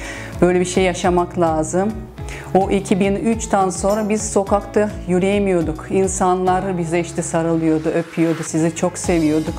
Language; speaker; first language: Turkish; non-native, fluent; Russian